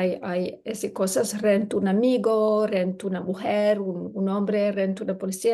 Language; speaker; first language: Spanish; non-native, learner; English